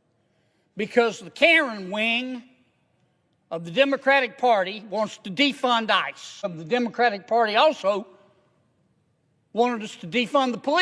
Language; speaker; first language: English; native; English